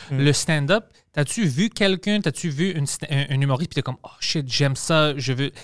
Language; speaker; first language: French; non-native, local second language; English